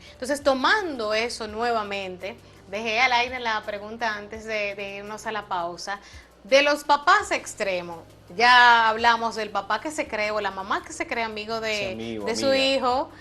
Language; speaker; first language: Spanish; native; Spanish